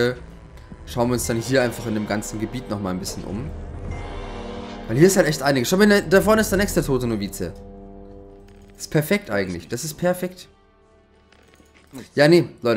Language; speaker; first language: German; native; German